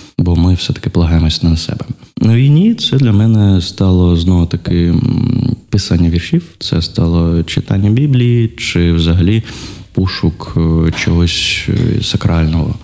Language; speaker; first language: Ukrainian; non-native, local second language; Russian